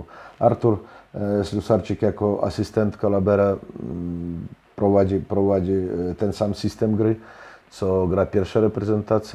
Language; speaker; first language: Polish; non-native, fluent; Russian